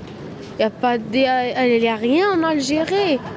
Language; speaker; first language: French; non-native, learner; Arabic